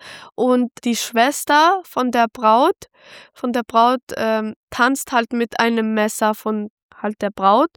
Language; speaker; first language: German; early bilingual, other home language; Pashto